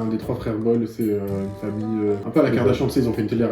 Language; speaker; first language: French; native; French